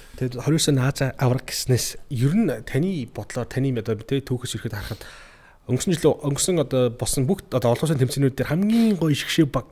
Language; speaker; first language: Mongolian; native; Mongolian